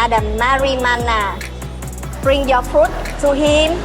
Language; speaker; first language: English; non-native, learner; Vietnamese